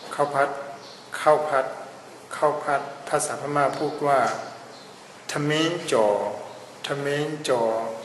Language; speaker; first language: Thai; non-native, fluent; Burmese